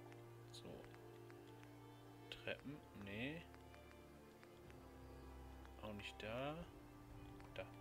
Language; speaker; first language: German; native; German